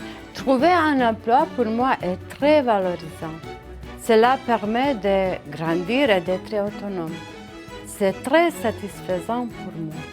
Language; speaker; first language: French; non-native, fluent; Bosnian